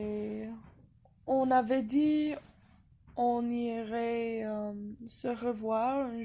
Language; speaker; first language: French; non-native, fluent; English